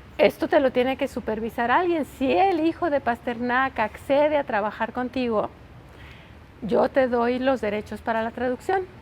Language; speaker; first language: Spanish; native; Spanish